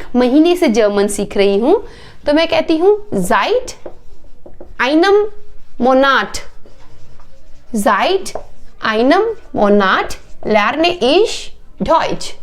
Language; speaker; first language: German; non-native, learner; Hindi